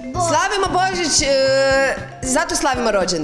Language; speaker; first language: Croatian; native; Croatian